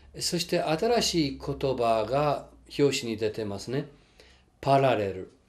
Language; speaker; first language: Japanese; non-native, fluent; English